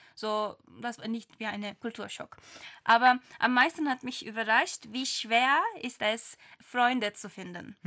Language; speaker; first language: German; non-native, learner; Turkish